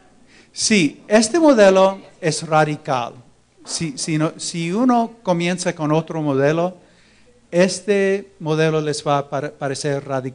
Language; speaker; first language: Spanish; non-native, fluent; English